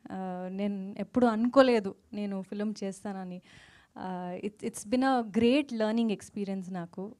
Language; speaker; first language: Telugu; non-native, fluent; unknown